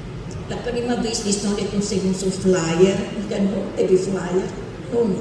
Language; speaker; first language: Portuguese; non-native, fluent; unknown